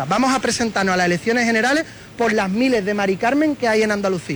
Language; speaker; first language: Spanish; native; Spanish